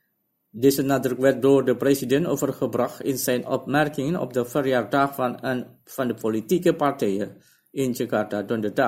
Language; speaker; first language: Dutch; non-native, fluent; Indonesian